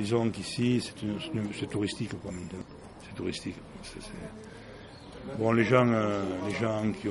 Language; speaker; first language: French; native; French